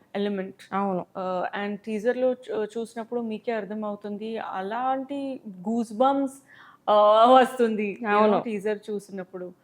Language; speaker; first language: Telugu; non-native, learner; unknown